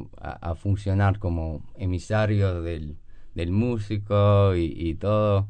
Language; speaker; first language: Spanish; non-native, learner; English